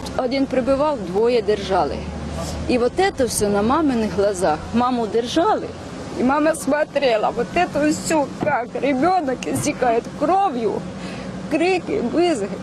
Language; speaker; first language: Russian; non-native, local second language; Ukrainian